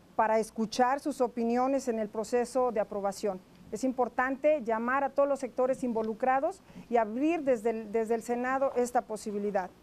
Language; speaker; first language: Spanish; native; Spanish